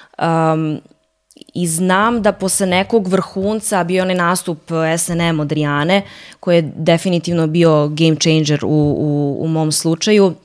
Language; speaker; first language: Serbian; early bilingual, heritage; Serbian